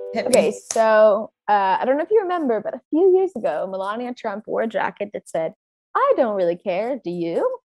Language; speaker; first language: English; native; English